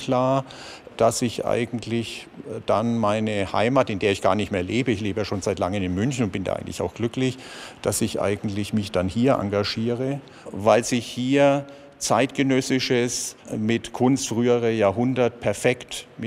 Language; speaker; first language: German; native; German